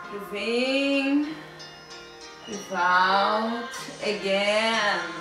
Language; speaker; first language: English; non-native, fluent; Portuguese